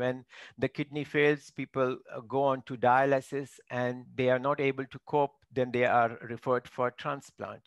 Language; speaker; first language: English; non-native, local second language; Marathi